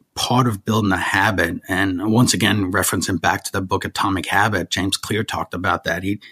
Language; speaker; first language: English; early bilingual, other home language; German